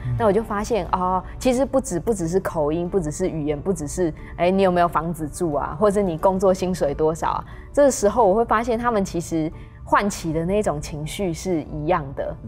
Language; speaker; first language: Chinese; native; Chinese